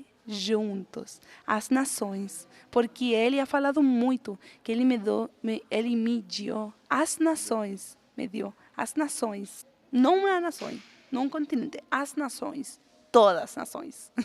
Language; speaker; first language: Portuguese; non-native, fluent; Spanish